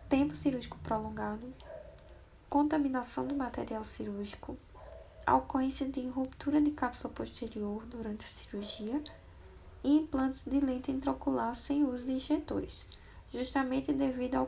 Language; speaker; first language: Portuguese; native; Portuguese